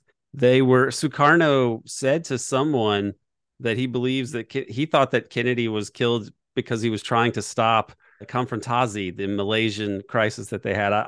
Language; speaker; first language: English; native; English